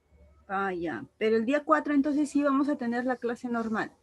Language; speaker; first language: Spanish; native; Spanish